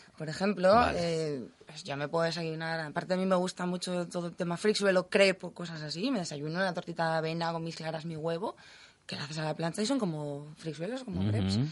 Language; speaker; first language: Spanish; native; Spanish